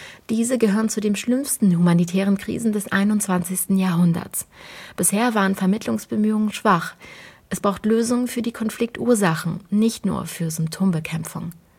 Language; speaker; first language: German; native; German